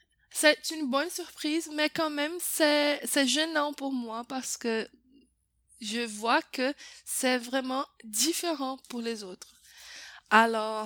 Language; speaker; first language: French; non-native, fluent; Portuguese